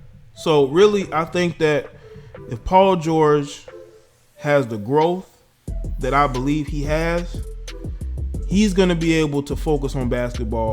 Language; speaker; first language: English; native; English